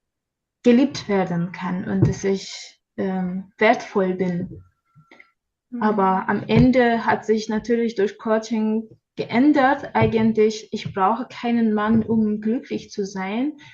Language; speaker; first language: German; non-native, learner; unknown